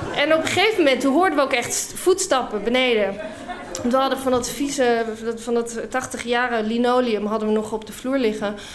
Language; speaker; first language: Dutch; non-native, fluent; English